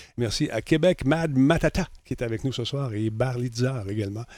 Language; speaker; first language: French; native; French